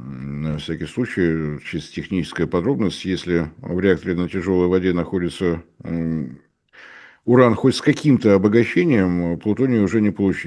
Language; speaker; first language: Russian; native; Russian